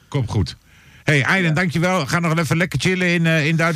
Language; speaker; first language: Dutch; native; Dutch